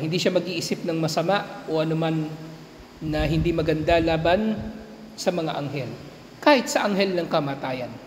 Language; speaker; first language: Filipino; native; Filipino